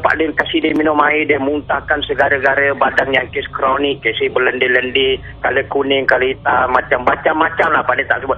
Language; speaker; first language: Malay; native; Malay